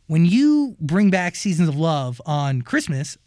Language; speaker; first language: English; native; English